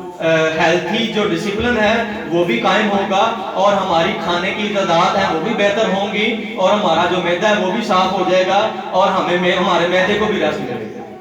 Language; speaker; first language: Urdu; native; Urdu